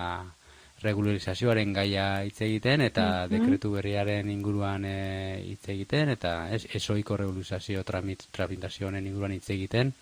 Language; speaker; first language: Basque; native; Basque